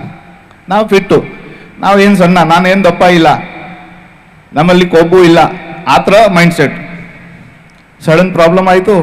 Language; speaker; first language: Kannada; non-native, fluent; Hindi